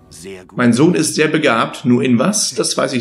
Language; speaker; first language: German; native; German